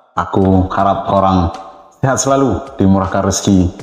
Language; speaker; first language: Malay; native; Malay